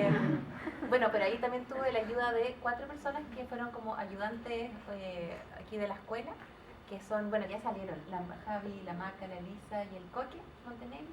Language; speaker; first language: Spanish; native; Spanish